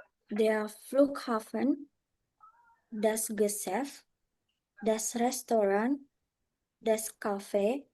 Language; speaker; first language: German; non-native, learner; Indonesian